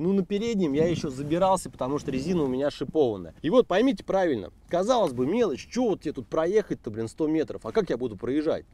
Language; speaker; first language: Russian; native; Russian